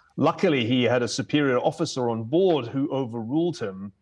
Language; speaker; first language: English; native; English